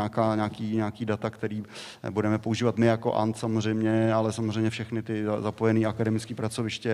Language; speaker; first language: Czech; native; Czech